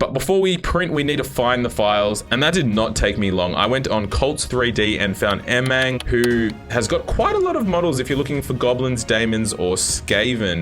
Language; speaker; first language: English; native; English